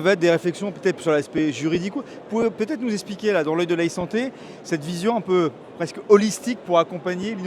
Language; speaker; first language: French; native; French